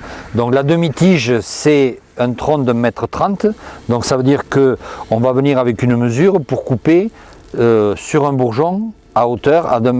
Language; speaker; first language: French; native; French